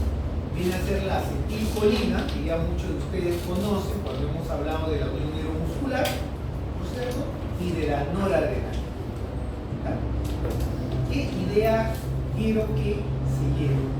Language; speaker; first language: Spanish; native; Spanish